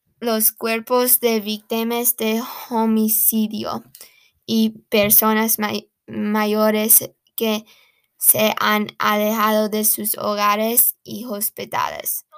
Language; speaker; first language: Spanish; non-native, learner; English